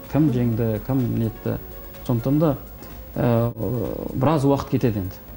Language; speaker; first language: Kazakh; native; Kazakh